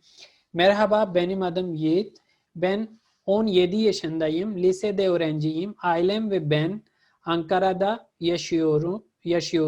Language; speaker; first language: Turkish; non-native, fluent; Urdu